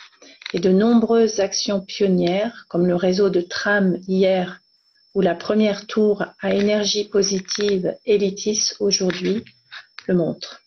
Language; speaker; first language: French; native; French